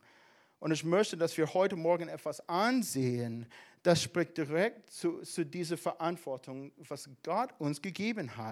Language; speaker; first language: German; non-native, fluent; English